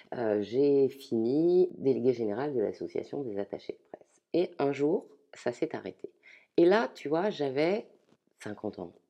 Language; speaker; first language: French; native; French